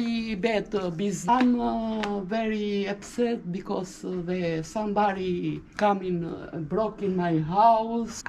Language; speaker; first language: English; non-native, learner; Albanian